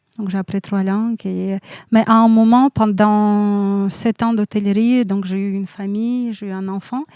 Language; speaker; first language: French; non-native, fluent; Russian